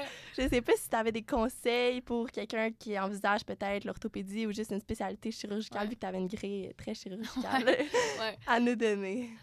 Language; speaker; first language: French; native; French